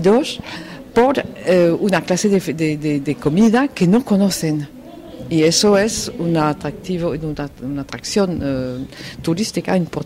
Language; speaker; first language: Spanish; non-native, fluent; French